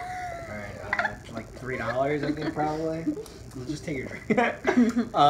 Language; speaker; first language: English; native; English